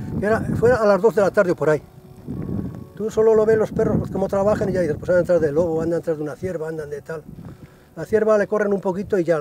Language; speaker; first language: Spanish; native; Spanish